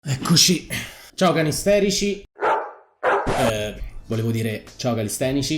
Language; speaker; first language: Italian; native; Italian